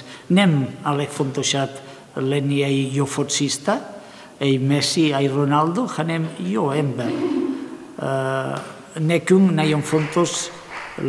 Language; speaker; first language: Hungarian; non-native, learner; Spanish